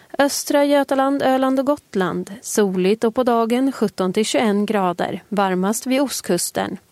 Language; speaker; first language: Swedish; native; Swedish